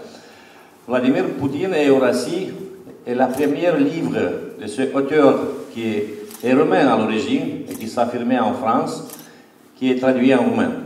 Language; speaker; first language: French; non-native, fluent; Romanian